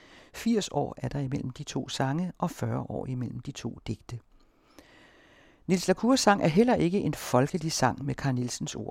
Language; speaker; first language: Danish; native; Danish